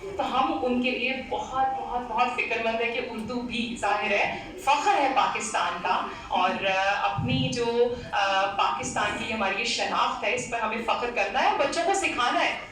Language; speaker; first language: Urdu; native; Urdu